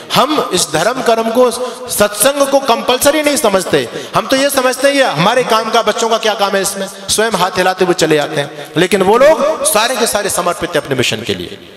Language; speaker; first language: Hindi; native; Hindi